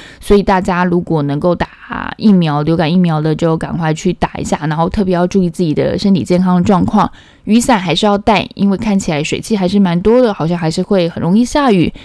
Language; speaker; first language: Chinese; non-native, fluent; Korean